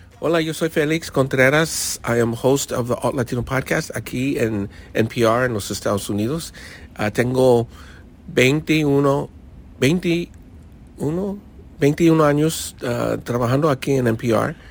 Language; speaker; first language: Spanish; early bilingual, heritage; English